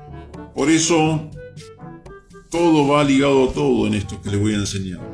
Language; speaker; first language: Spanish; native; Spanish